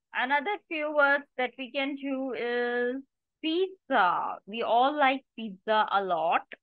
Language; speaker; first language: English; non-native, local second language; Hindi